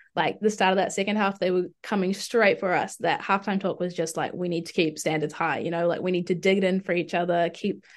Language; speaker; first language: English; native; English